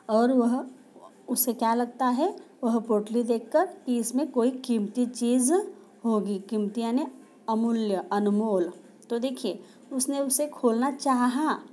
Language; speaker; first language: Hindi; non-native, local second language; Marathi